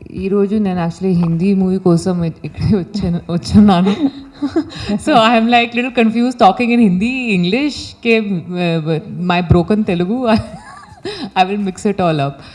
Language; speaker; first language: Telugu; non-native, learner; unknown